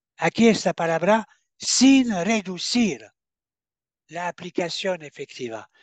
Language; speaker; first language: Spanish; non-native, fluent; French